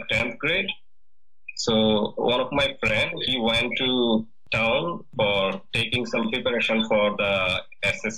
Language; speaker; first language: English; non-native, learner; Bangla